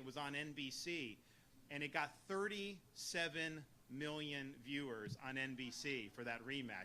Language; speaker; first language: English; native; English